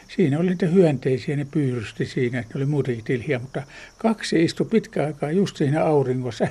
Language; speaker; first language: Finnish; native; Finnish